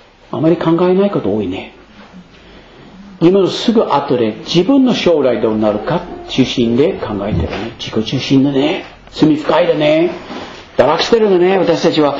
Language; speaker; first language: Japanese; non-native, fluent; English